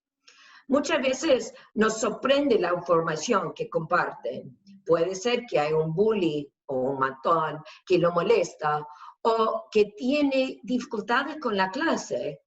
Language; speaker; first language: Spanish; non-native, fluent; English